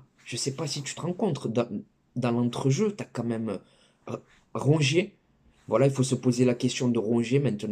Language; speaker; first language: French; native; French